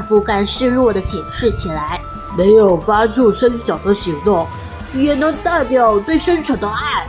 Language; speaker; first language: Chinese; native; Chinese